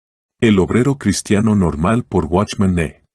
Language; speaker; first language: Spanish; native; Spanish